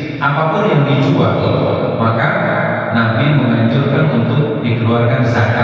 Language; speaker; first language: Indonesian; native; Indonesian